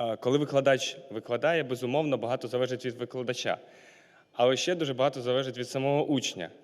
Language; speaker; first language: Ukrainian; non-native, local second language; Russian